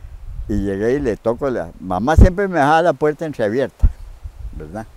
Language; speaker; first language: Spanish; native; Spanish